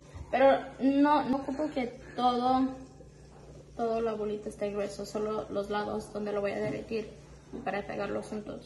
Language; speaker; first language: Spanish; early bilingual, other home language; English